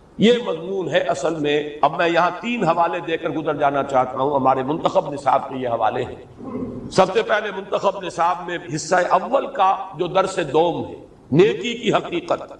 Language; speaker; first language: Urdu; native; Urdu